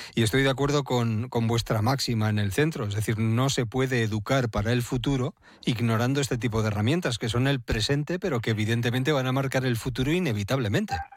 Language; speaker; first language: Spanish; native; Spanish